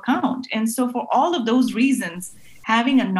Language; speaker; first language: English; non-native, local second language; Urdu